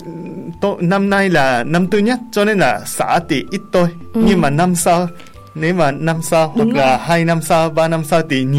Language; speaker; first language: Vietnamese; non-native, learner; Japanese